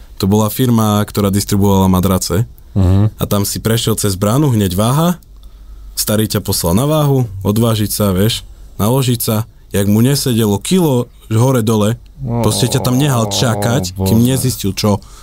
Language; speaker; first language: Slovak; native; Slovak